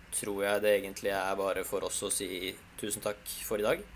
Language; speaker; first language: Norwegian; non-native, fluent; Hungarian